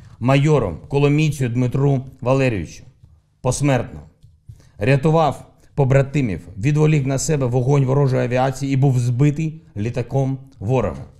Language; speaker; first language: Ukrainian; non-native, local second language; Russian